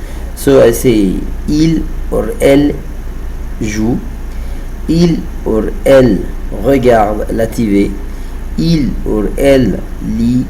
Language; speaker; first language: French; non-native, fluent; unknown